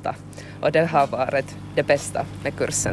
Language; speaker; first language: Swedish; non-native, fluent; Finnish